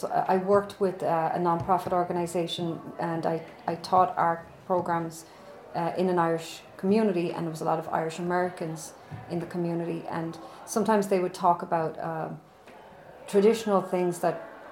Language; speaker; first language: English; native; English